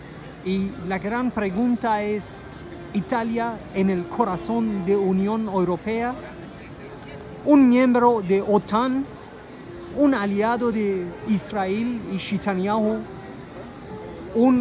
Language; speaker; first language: Spanish; non-native, fluent; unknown